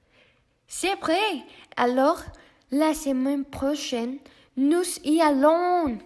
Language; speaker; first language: French; non-native, learner; Spanish